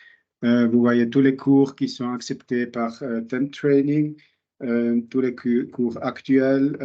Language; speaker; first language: French; non-native, local second language; German